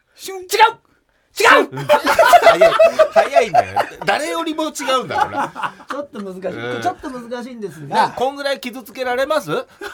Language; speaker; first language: Japanese; native; Japanese